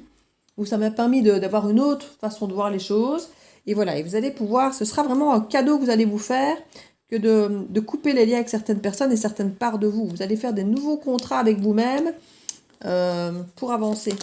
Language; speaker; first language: French; native; French